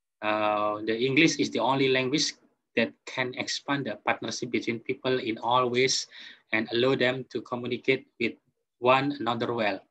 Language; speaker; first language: English; non-native, fluent; Indonesian